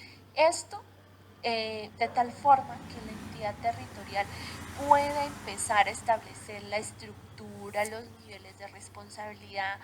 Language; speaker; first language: Spanish; native; Spanish